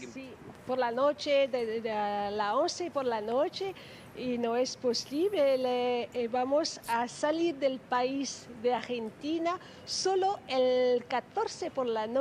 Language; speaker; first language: Spanish; non-native, learner; French